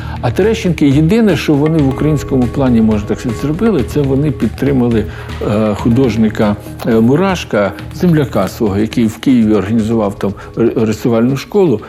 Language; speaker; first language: Ukrainian; native; Ukrainian